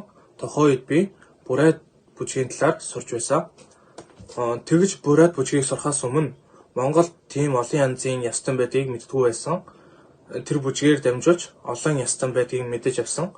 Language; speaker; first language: Mongolian; early bilingual, heritage; Mongolian